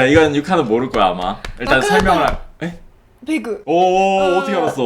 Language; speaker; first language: Korean; native; Korean